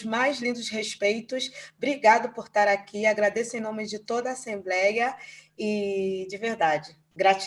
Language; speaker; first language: Portuguese; non-native, fluent; Spanish